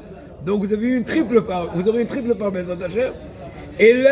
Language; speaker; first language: French; native; French